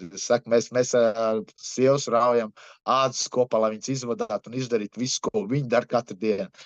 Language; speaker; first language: Latvian; early bilingual, heritage; Latvian